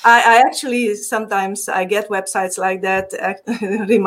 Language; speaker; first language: English; non-native, fluent; Hungarian